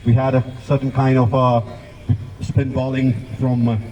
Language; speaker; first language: English; non-native, local second language; Hindi